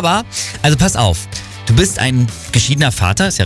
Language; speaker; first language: German; native; German